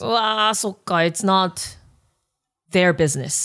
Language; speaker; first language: English; non-native, fluent; Japanese